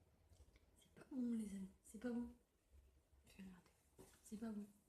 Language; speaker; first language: French; native; French